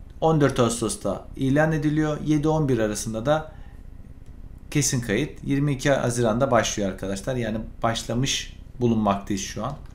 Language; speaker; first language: Turkish; native; Turkish